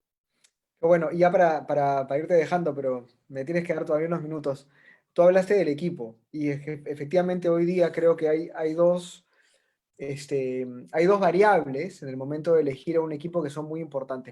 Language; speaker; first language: Spanish; native; Spanish